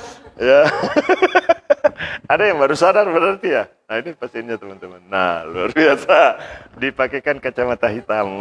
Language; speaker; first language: Indonesian; native; Indonesian